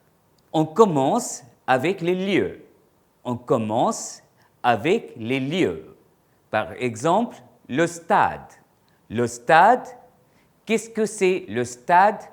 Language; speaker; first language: French; non-native, fluent; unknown